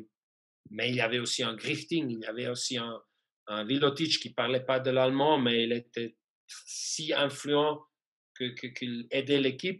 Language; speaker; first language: French; non-native, fluent; German